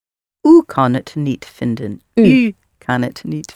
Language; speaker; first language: Dutch; non-native, learner; English